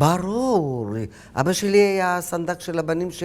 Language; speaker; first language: Hebrew; early bilingual, other home language; Arabic